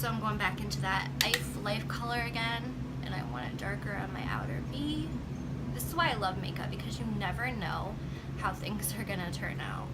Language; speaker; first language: English; native; English